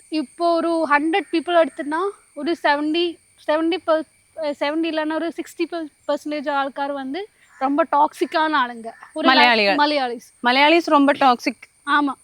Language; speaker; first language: Tamil; non-native, learner; Malayalam